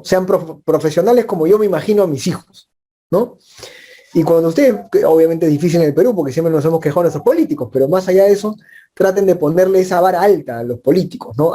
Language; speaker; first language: Spanish; native; Spanish